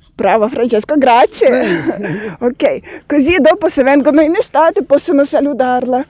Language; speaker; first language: Italian; non-native, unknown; Russian